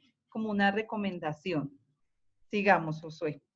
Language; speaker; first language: Spanish; native; Spanish